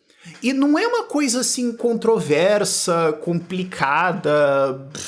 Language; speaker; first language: Portuguese; native; Portuguese